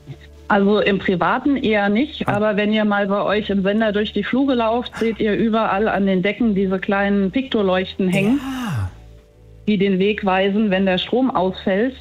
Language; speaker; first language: German; native; German